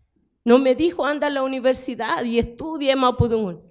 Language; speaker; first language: Spanish; non-native, local second language; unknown